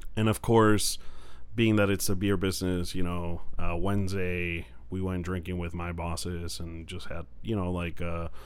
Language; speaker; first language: English; non-native, fluent; Spanish